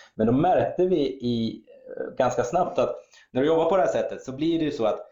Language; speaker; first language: Swedish; early bilingual, other home language; German